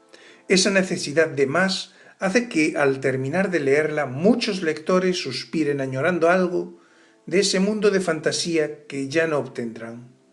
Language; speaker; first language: Spanish; native; Spanish